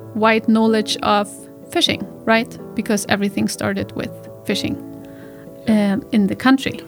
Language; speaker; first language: English; non-native, fluent; German